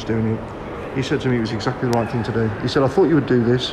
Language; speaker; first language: English; native; English